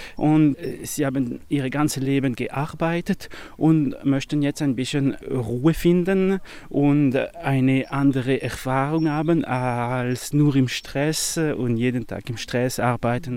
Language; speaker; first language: German; non-native, fluent; French